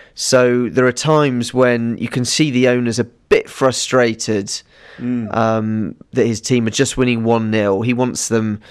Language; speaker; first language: English; native; English